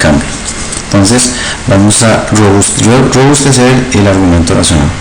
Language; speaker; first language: Spanish; native; Spanish